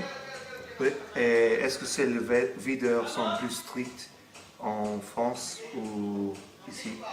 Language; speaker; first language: French; non-native, learner; English